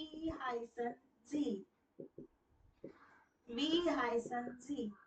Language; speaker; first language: German; non-native, fluent; Hindi